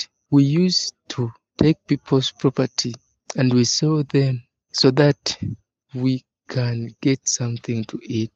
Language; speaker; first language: English; non-native, local second language; Ganda